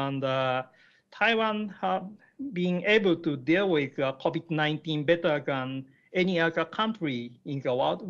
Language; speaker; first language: English; non-native, learner; Japanese